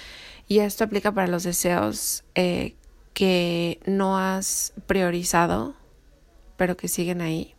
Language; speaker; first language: Spanish; native; Spanish